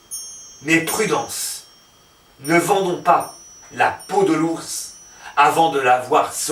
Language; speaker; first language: French; native; French